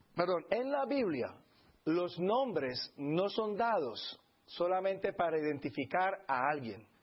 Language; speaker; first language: Spanish; native; Spanish